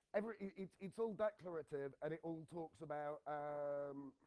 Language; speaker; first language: English; native; English